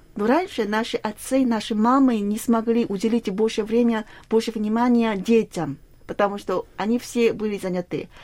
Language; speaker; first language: Russian; non-native, fluent; Korean